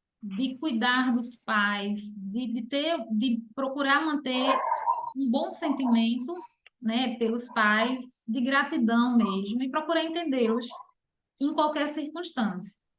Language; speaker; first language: Portuguese; native; Portuguese